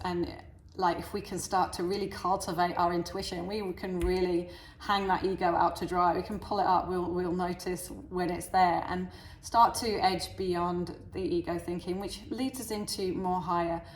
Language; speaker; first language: English; native; English